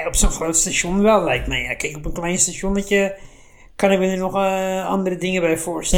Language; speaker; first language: Dutch; native; Dutch